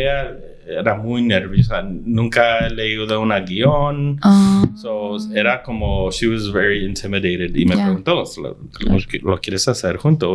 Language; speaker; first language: Spanish; early bilingual, heritage; English